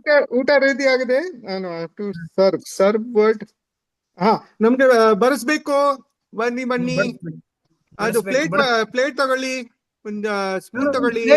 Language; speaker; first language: Kannada; non-native, learner; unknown